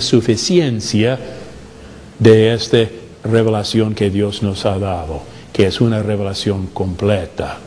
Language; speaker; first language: Spanish; non-native, fluent; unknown